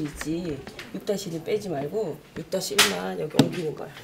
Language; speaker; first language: Korean; native; Korean